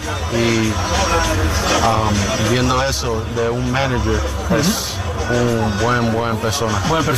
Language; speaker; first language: Spanish; early bilingual, heritage; Spanish